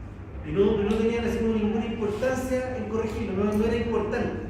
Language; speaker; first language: Spanish; native; Spanish